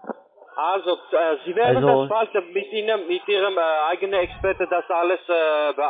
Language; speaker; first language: German; non-native, learner; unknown